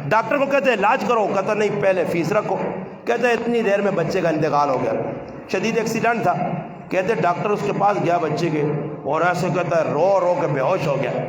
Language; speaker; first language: Urdu; non-native, local second language; Punjabi